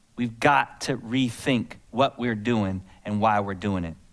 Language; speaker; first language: English; native; English